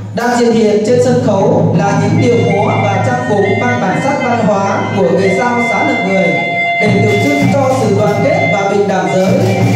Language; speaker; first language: Vietnamese; non-native, local second language; Iu Mien